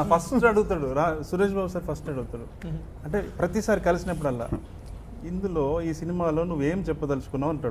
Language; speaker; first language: Telugu; native; Telugu